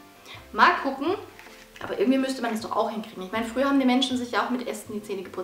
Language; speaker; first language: German; native; German